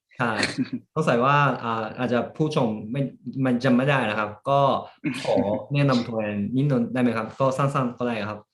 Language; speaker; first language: Thai; early bilingual, heritage; Japanese